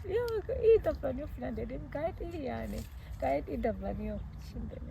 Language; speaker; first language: Turkish; non-native, fluent; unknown